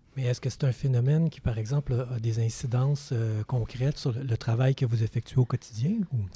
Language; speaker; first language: French; native; French